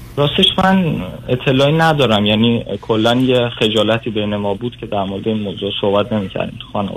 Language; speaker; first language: Persian; native; Persian